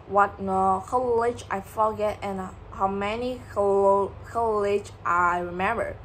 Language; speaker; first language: English; non-native, learner; Vietnamese